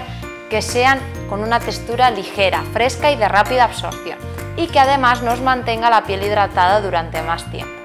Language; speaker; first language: Spanish; native; Spanish